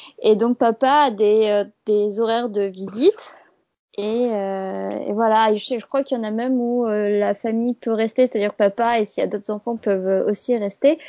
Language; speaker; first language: French; native; French